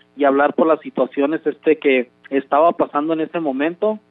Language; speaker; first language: Spanish; early bilingual, heritage; Spanish